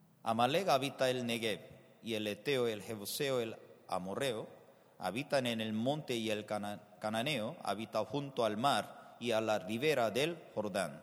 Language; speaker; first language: Spanish; non-native, fluent; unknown